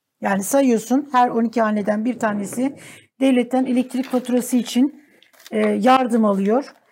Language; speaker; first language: Turkish; native; Turkish